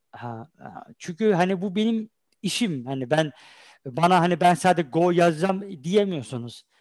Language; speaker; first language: Turkish; early bilingual, heritage; Turkish